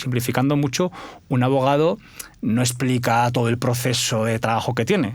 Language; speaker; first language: Spanish; native; Spanish